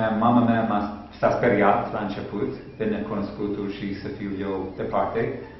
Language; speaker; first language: Romanian; non-native, fluent; English